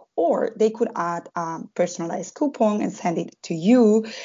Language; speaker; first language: English; non-native, fluent; Spanish